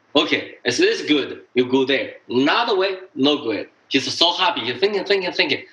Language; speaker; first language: English; non-native, learner; Chinese